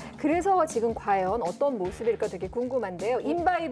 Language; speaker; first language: Korean; native; Korean